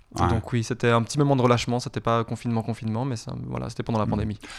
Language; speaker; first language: French; native; French